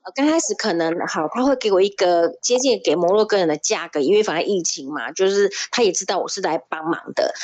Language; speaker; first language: Chinese; native; Chinese